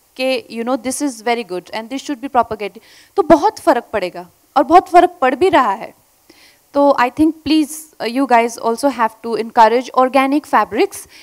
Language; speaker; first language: Hindi; native; Hindi